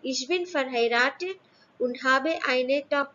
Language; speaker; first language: German; non-native, fluent; Hindi